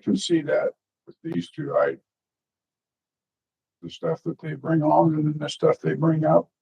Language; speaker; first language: English; native; English